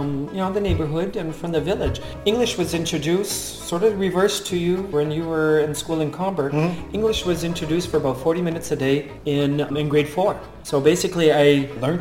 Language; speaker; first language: English; non-native, local second language; French